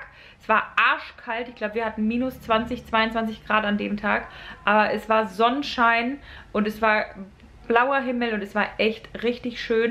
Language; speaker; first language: German; native; German